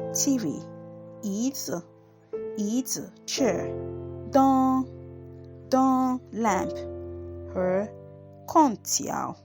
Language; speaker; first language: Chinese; non-native, fluent; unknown